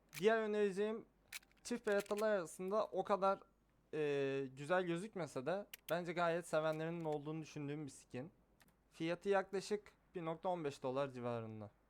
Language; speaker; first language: Turkish; native; Turkish